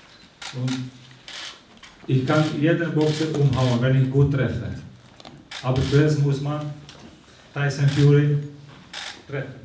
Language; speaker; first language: German; non-native, fluent; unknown